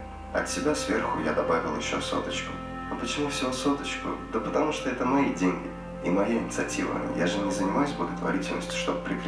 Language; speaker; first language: Russian; native; Russian